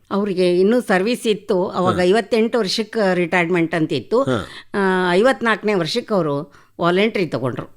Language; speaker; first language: Kannada; native; Kannada